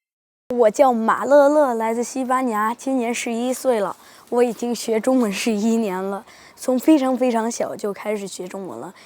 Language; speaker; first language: Chinese; early bilingual, heritage; Spanish